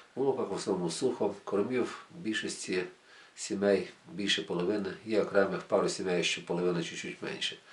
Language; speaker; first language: Ukrainian; native; Ukrainian